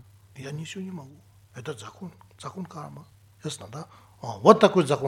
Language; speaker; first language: Russian; non-native, learner; Tibetan